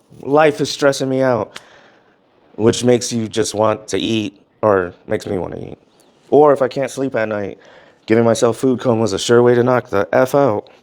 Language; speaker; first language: English; native; English